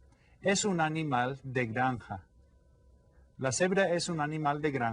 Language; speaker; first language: Spanish; non-native, fluent; English